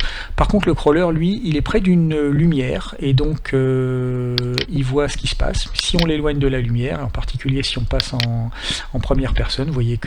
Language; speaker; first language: French; native; French